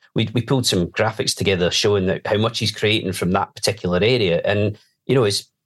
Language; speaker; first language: English; native; English